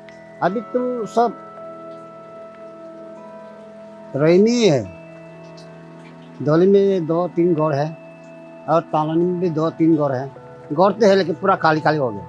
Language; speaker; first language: Hindi; non-native, local second language; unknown